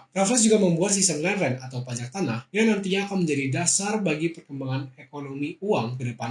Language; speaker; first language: Indonesian; native; Indonesian